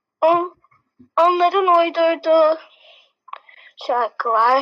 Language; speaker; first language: Turkish; early bilingual, heritage; Turkish